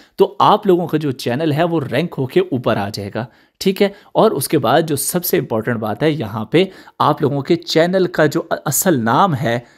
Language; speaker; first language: Urdu; native; Urdu